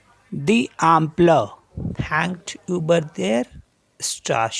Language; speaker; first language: German; non-native, learner; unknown